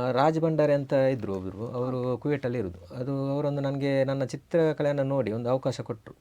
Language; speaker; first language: Kannada; non-native, local second language; Tulu